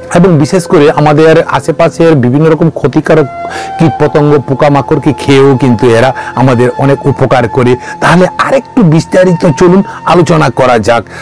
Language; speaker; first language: Bangla; non-native, local second language; Kok Borok